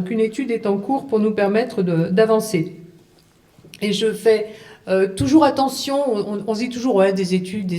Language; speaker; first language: French; native; French